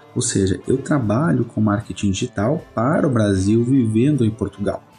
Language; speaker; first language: Portuguese; native; Portuguese